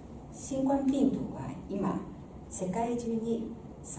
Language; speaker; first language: Japanese; non-native, fluent; Chinese